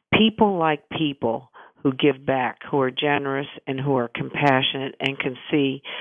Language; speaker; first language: English; native; English